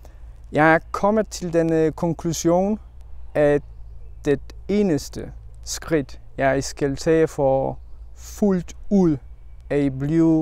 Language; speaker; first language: Danish; non-native, learner; Polish